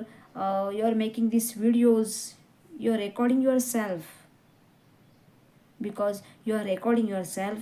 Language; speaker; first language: English; non-native, learner; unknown